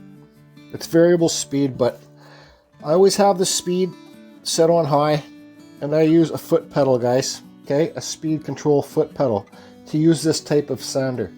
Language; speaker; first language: English; native; English